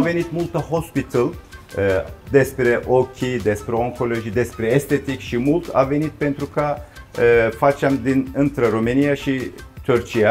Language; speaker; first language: Romanian; non-native, learner; Turkish